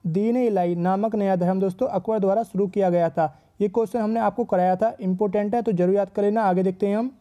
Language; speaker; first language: Hindi; native; Hindi